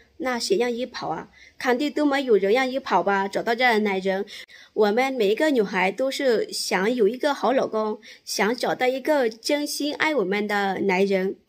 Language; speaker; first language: Chinese; non-native, fluent; Lao